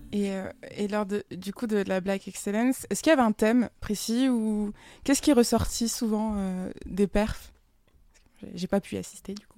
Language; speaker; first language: French; native; French